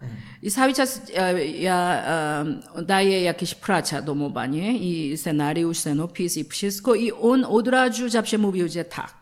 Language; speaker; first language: Polish; non-native, learner; Korean